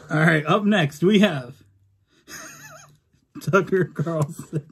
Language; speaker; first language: English; native; English